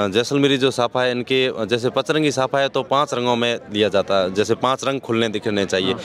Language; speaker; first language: Hindi; native; Hindi